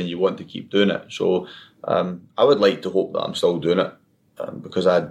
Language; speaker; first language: English; native; English